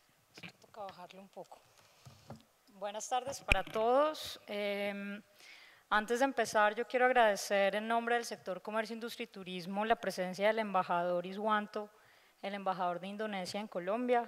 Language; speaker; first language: Spanish; native; Spanish